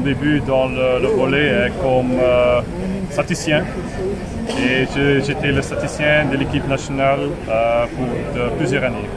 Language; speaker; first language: French; non-native, local second language; Dutch